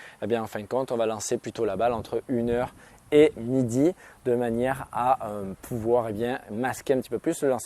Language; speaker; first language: French; native; French